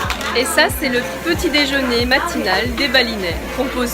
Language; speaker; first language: French; native; French